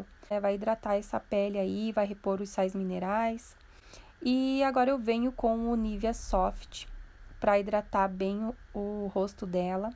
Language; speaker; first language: Portuguese; native; Portuguese